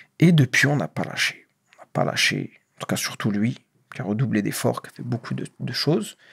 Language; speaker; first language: French; native; French